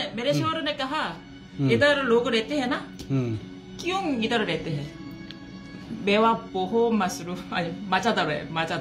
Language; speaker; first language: Hindi; non-native, learner; Korean